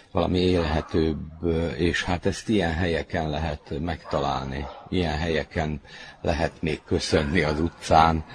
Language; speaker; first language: Hungarian; native; Hungarian